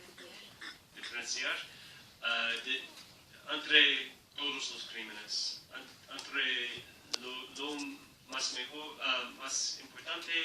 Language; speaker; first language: Spanish; non-native, learner; English